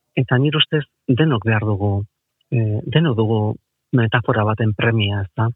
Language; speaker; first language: Basque; non-native, local second language; Spanish